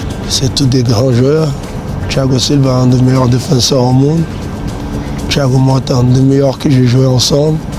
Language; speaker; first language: French; non-native, fluent; Portuguese